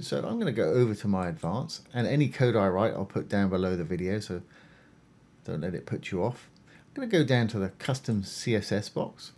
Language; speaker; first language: English; native; English